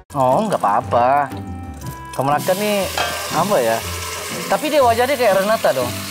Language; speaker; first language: Malay; native; Malay